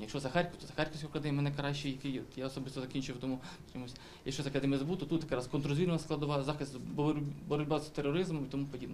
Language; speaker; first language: Ukrainian; native; Ukrainian